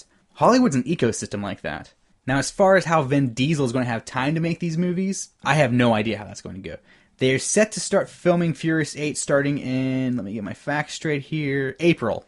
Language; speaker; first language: English; native; English